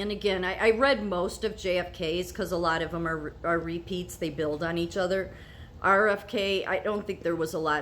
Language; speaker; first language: English; native; English